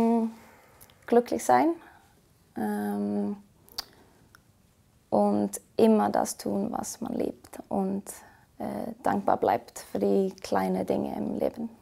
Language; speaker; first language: German; non-native, fluent; Icelandic